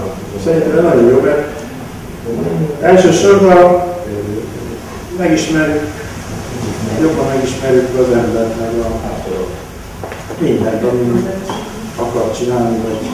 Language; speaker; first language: Hungarian; non-native, local second language; Romanian